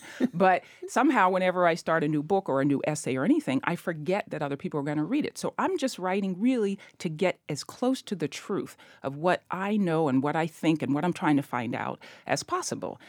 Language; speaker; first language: English; native; English